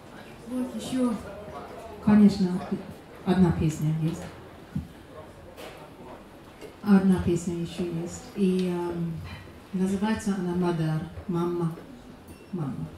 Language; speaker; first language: Russian; non-native, learner; German